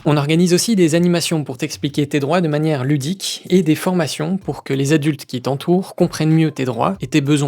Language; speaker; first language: French; native; French